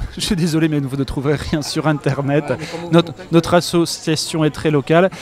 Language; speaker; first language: French; native; French